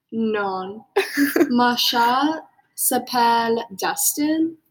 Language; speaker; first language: French; non-native, learner; English